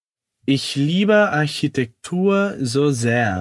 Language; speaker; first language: German; non-native, fluent; Portuguese